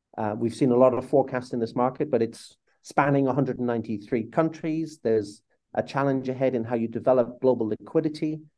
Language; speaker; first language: English; native; English